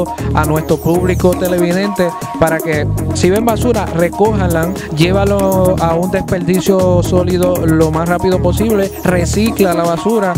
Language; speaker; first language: Spanish; native; Spanish